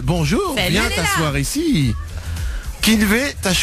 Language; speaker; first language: French; native; French